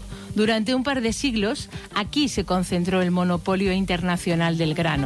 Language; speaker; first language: Spanish; native; Spanish